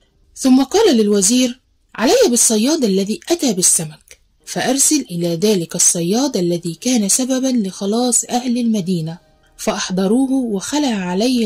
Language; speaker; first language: Arabic; native; Arabic